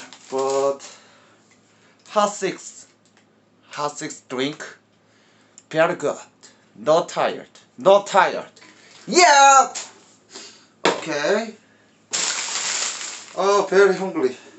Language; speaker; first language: English; non-native, learner; Korean